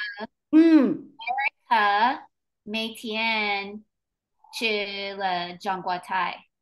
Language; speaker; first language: Chinese; non-native, learner; English